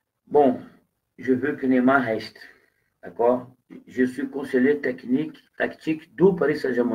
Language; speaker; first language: French; non-native, fluent; Portuguese